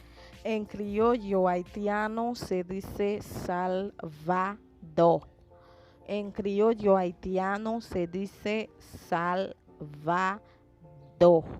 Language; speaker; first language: Spanish; non-native, fluent; Haitian Creole